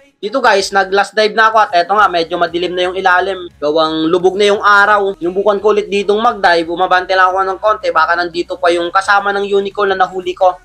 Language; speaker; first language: Filipino; non-native, local second language; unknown